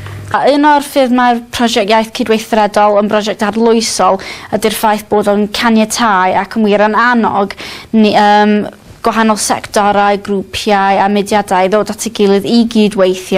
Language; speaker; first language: Welsh; native; Welsh